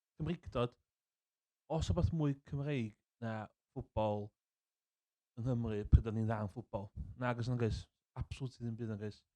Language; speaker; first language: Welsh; native; Welsh